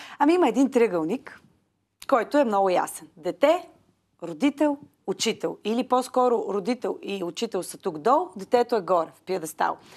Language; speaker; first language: Bulgarian; native; Bulgarian